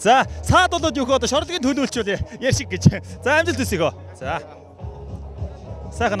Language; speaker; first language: Mongolian; native; Mongolian